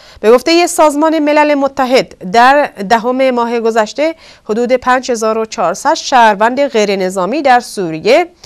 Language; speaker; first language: Persian; non-native, local second language; Kurdish